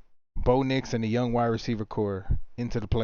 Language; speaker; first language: English; native; English